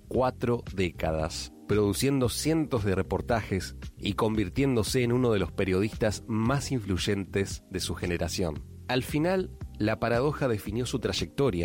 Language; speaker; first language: Spanish; native; Spanish